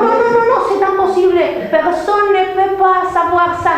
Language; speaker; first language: French; non-native, learner; Spanish